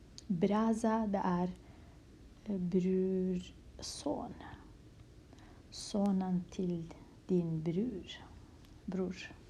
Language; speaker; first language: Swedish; non-native, fluent; Kurdish